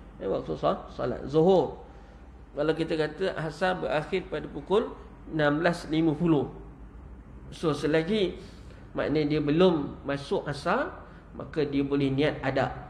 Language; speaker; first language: Malay; native; Malay